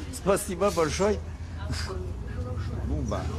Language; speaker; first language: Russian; non-native, learner; French